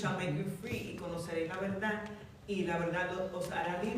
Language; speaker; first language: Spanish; early bilingual, heritage; English